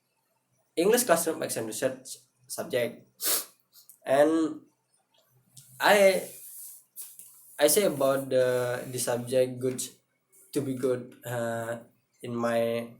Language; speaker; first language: English; non-native, learner; Indonesian